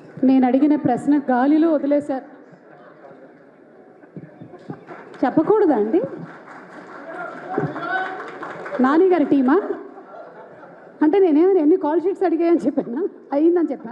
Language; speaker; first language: Telugu; native; Telugu